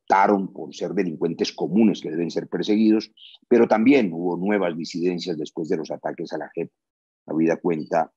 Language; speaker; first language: Spanish; native; Spanish